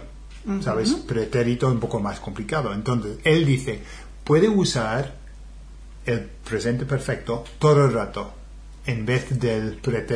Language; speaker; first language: Spanish; non-native, fluent; English